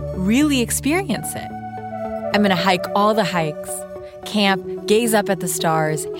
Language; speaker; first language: English; early bilingual, other home language; Urdu